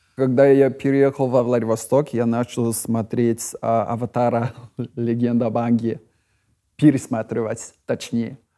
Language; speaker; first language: Russian; non-native, fluent; English